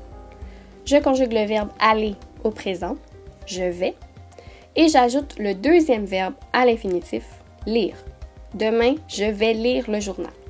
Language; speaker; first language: French; native; French